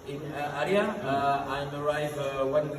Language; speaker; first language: English; non-native, learner; French